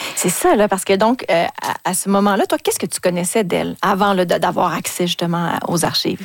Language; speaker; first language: French; native; French